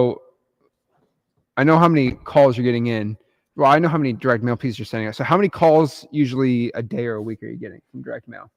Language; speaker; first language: English; native; English